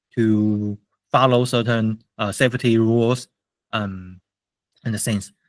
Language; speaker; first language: English; non-native, fluent; Chinese